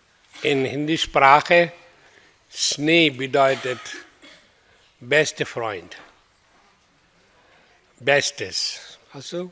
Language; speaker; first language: German; non-native, fluent; Hindi